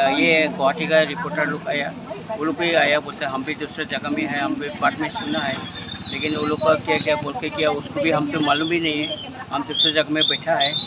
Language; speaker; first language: Hindi; non-native, local second language; Khasi